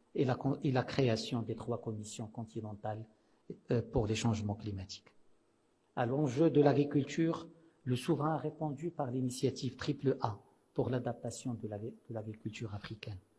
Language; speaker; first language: French; non-native, local second language; Arabic